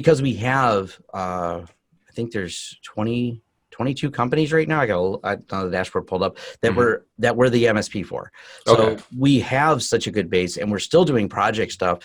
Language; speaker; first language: English; native; English